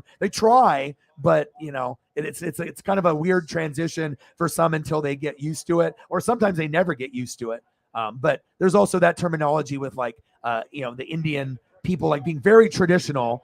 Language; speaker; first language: English; native; English